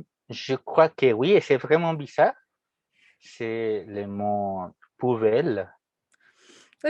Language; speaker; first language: French; non-native, fluent; Spanish